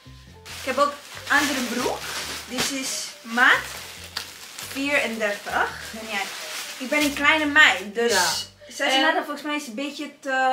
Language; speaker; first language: Dutch; non-native, learner; Italian